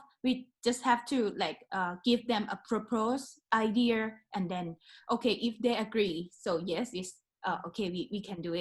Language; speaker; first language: English; non-native, learner; Thai